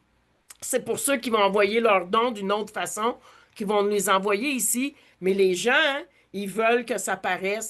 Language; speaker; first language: French; native; French